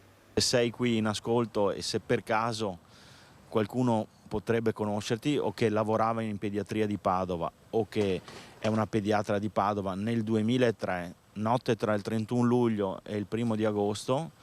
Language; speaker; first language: Italian; non-native, learner; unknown